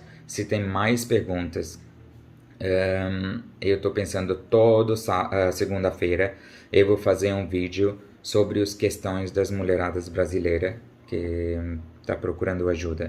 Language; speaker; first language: Portuguese; non-native, learner; Urdu